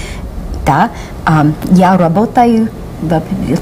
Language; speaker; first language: Russian; non-native, learner; English